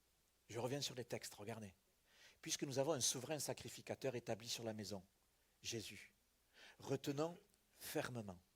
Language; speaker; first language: French; native; French